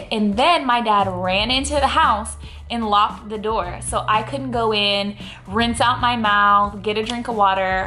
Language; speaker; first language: English; native; English